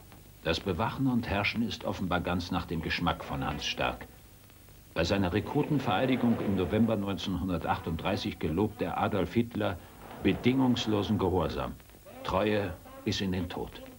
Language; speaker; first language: German; native; German